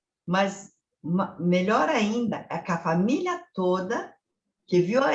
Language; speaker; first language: Portuguese; early bilingual, other home language; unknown